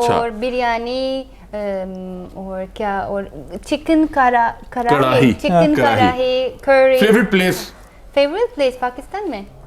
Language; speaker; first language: Hindi; non-native, learner; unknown